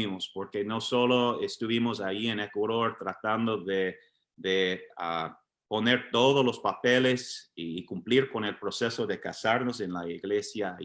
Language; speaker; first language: Spanish; non-native, fluent; English